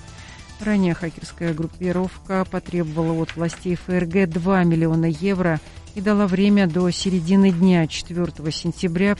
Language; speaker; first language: Russian; native; Russian